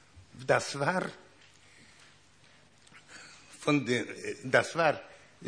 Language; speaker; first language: German; non-native, learner; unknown